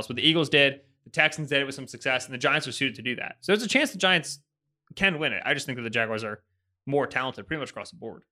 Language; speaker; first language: English; native; English